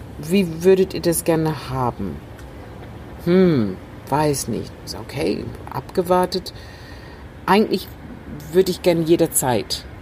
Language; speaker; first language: German; non-native, fluent; English